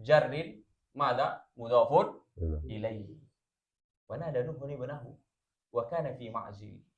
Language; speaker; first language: Arabic; non-native, fluent; Indonesian